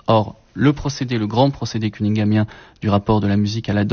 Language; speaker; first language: French; native; French